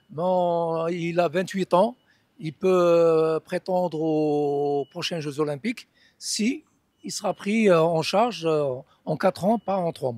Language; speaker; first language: French; non-native, local second language; Arabic